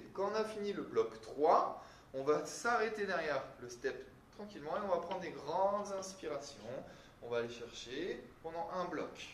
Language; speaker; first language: French; native; French